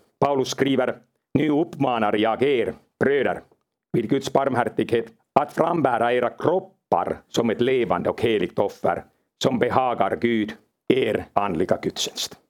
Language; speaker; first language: Swedish; non-native, local second language; Finnish